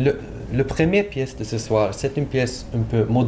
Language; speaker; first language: French; non-native, learner; Swedish